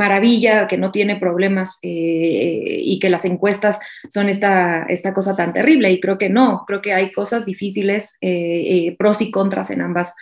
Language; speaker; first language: Spanish; native; Spanish